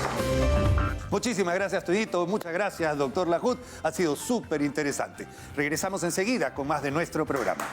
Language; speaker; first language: Spanish; native; Spanish